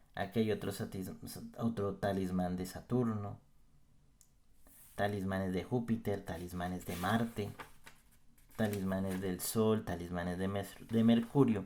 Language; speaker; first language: Spanish; native; Spanish